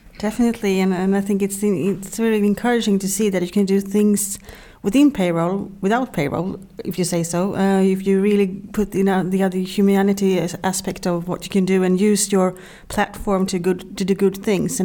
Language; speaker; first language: English; non-native, fluent; Swedish